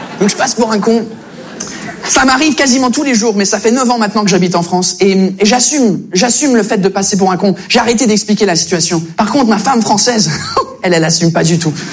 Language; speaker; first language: French; early bilingual, other home language; English